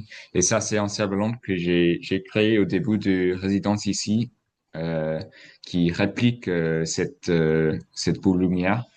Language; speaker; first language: French; non-native, fluent; English